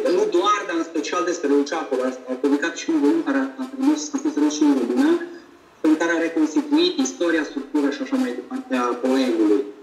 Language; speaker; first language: Romanian; non-native, fluent; Italian